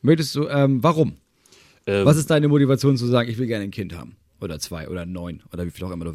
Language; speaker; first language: German; native; German